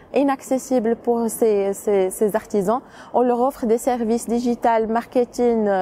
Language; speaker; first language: French; non-native, local second language; Arabic